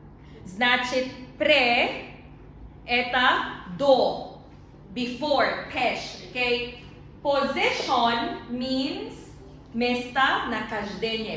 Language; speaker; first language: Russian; non-native, learner; Filipino